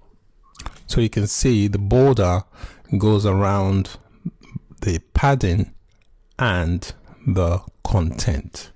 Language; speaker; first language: English; native; English